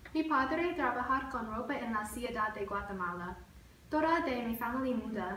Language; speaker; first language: Spanish; non-native, learner; English